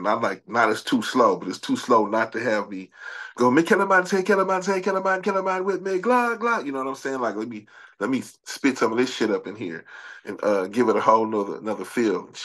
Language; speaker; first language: English; native; English